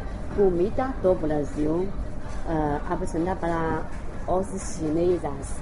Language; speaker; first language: Portuguese; non-native, learner; Chinese